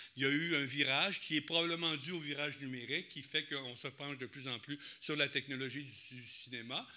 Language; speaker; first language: French; native; French